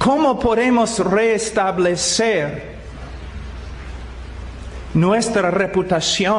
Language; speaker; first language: Spanish; non-native, fluent; English